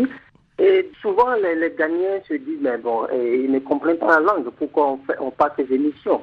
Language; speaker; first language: French; non-native, fluent; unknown